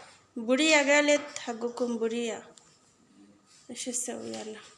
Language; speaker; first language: Arabic; non-native, learner; Bangla